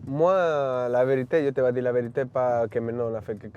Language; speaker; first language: French; non-native, learner; Spanish